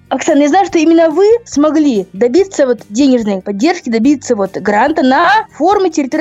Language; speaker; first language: Russian; native; Russian